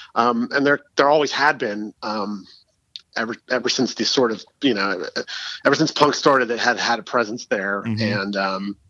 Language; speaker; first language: English; native; English